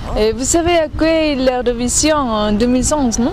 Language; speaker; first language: French; non-native, learner; Spanish